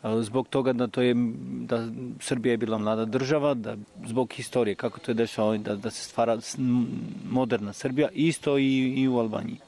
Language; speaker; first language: Serbian; non-native, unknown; Albanian